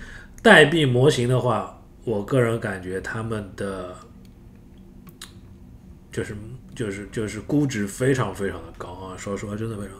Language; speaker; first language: Chinese; native; Chinese